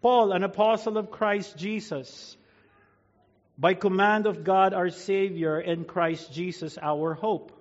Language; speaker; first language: English; non-native, local second language; Filipino